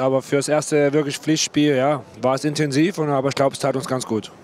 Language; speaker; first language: German; native; German